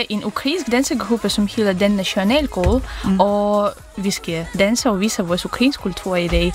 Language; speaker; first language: Danish; non-native, fluent; Ukrainian